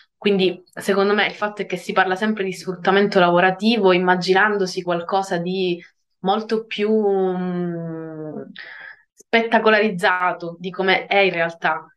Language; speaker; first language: Italian; native; Italian